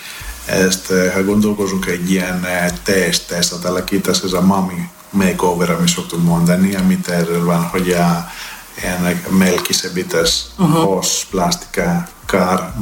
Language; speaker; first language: Hungarian; non-native, learner; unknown